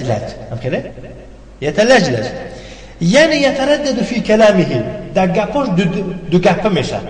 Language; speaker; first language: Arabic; non-native, fluent; Tajik